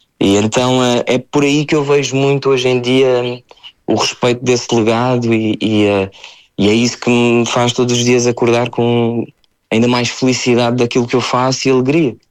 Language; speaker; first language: Portuguese; early bilingual, heritage; French